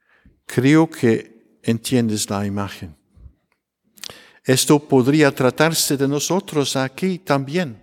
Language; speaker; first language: Spanish; non-native, fluent; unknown